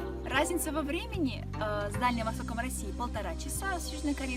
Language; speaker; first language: Russian; native; Russian